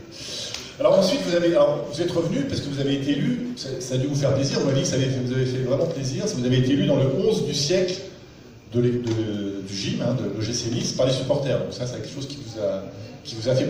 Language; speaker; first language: French; native; French